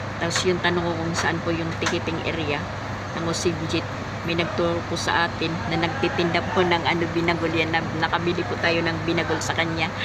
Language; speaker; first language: Filipino; non-native, local second language; Cebuano